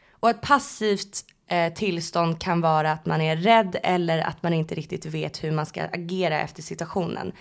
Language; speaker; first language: Swedish; native; Swedish